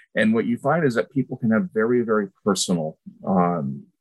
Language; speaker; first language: English; early bilingual, other home language; Spanish